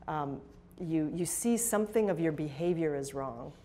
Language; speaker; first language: English; native; English